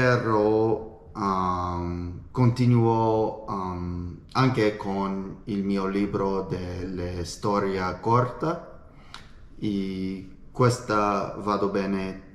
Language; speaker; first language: Italian; non-native, learner; English